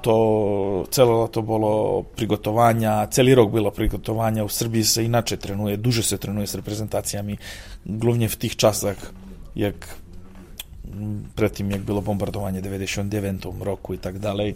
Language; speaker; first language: Polish; non-native, fluent; Serbian